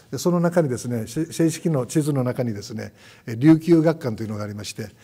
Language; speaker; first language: Japanese; native; Japanese